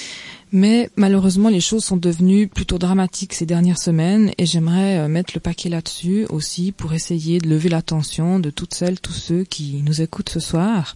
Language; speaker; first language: French; native; French